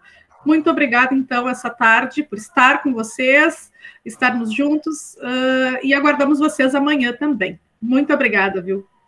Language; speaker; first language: Portuguese; native; Portuguese